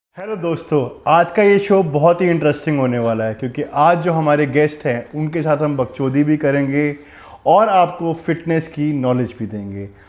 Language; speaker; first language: Hindi; native; Hindi